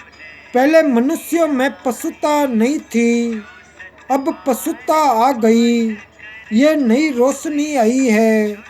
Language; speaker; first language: Hindi; native; Hindi